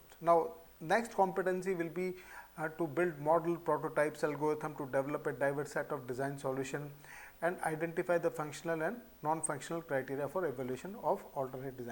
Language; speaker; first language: English; non-native, local second language; Hindi